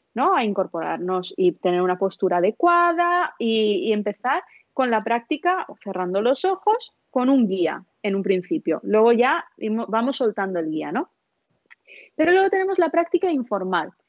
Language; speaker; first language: Spanish; early bilingual, other home language; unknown